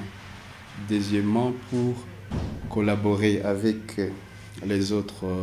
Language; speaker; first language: French; non-native, local second language; Rundi